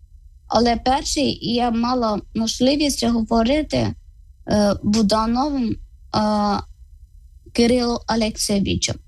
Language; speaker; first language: Ukrainian; non-native, learner; Malayalam